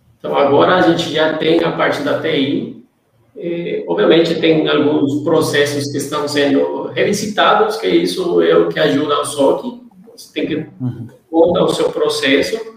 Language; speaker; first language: Portuguese; non-native, fluent; Spanish